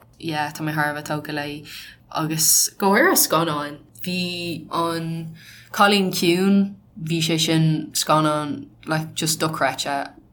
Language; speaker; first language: Irish; non-native, local second language; English